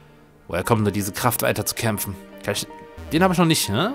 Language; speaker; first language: German; native; German